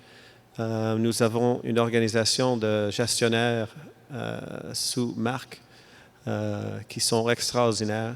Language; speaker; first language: French; non-native, local second language; English